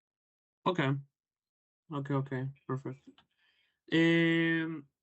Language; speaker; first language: English; non-native, fluent; Spanish